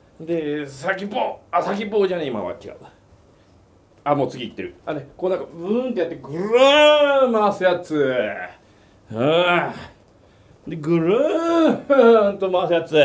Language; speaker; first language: Japanese; native; Japanese